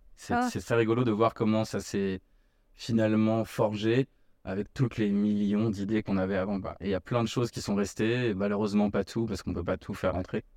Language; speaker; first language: French; native; French